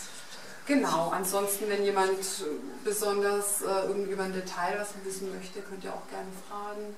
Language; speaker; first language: German; native; German